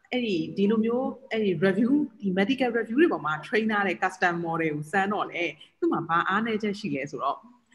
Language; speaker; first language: Burmese; native; Burmese